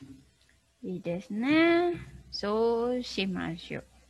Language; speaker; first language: Japanese; non-native, fluent; Indonesian